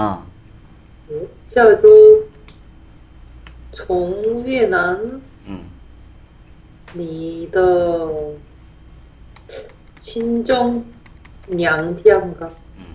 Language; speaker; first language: Chinese; non-native, learner; Korean